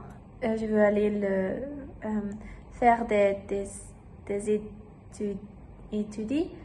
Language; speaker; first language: French; non-native, learner; German